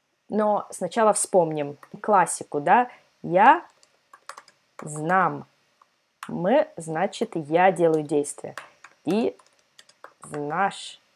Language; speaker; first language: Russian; non-native, fluent; Serbian